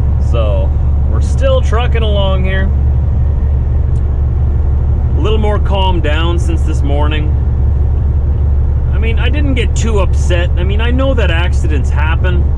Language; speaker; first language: English; native; English